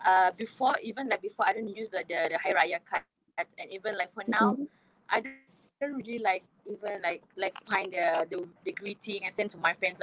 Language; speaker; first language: English; non-native, local second language; Malay